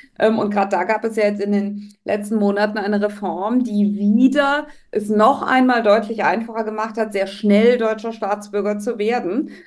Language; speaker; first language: German; native; German